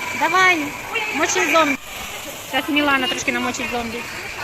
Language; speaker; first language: Ukrainian; native; Ukrainian